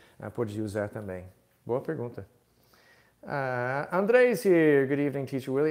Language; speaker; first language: Portuguese; non-native, fluent; English